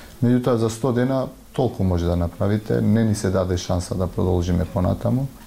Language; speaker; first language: Macedonian; non-native, local second language; Albanian